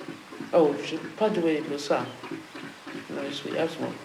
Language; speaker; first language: French; non-native, fluent; English